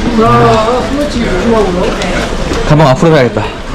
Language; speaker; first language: Korean; native; Korean